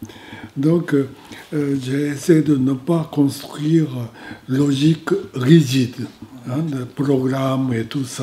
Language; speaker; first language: French; non-native, fluent; Japanese